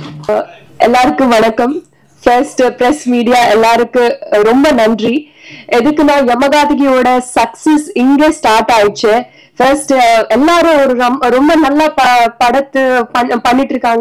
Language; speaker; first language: Tamil; non-native, learner; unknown